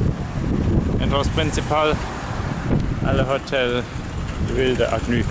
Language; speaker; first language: French; non-native, learner; German